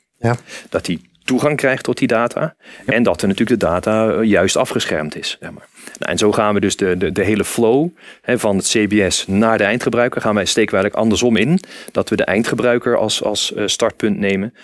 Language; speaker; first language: Dutch; native; Dutch